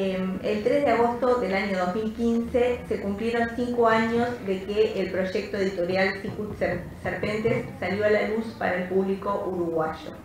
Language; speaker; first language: Spanish; native; Spanish